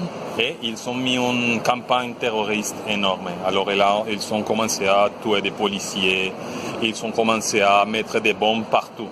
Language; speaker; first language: French; non-native, fluent; Spanish